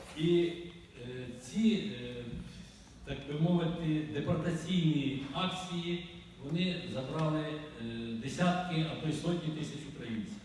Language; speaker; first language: Ukrainian; native; Ukrainian